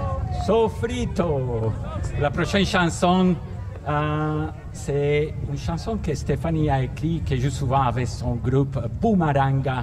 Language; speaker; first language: French; non-native, fluent; Spanish